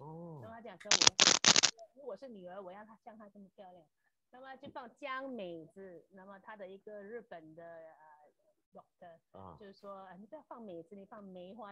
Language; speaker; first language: Chinese; native; Chinese